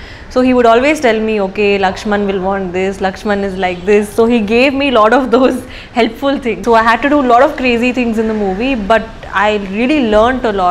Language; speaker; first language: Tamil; non-native, learner; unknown